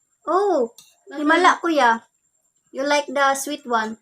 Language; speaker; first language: English; non-native, local second language; Cebuano